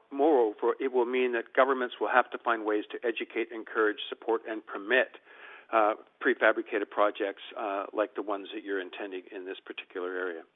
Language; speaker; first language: English; native; English